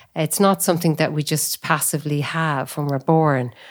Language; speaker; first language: English; native; English